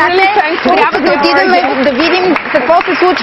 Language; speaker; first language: Bulgarian; native; Bulgarian